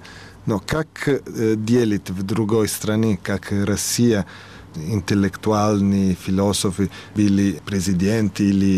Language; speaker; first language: Russian; non-native, learner; Italian